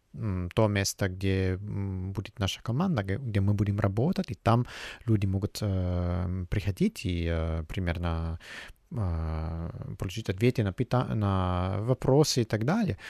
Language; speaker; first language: Russian; non-native, fluent; German